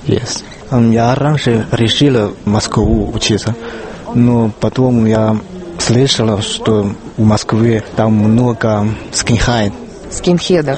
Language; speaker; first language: Russian; non-native, learner; Chinese